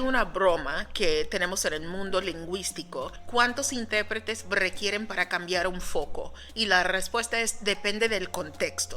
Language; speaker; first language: Spanish; non-native, fluent; English